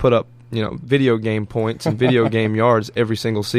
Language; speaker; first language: English; native; English